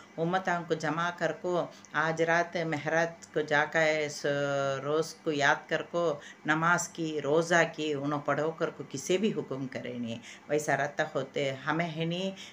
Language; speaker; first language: Hindi; non-native, local second language; Urdu